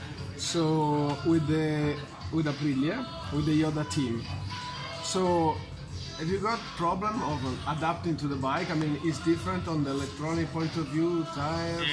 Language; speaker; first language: English; non-native, fluent; Italian